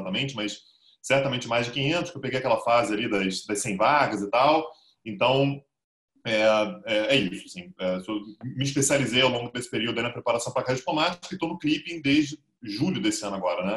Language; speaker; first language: Portuguese; native; Portuguese